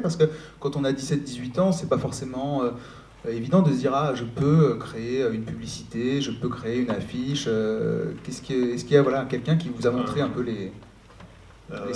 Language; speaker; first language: French; native; French